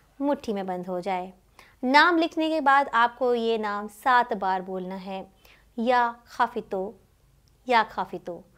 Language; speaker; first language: Hindi; native; Hindi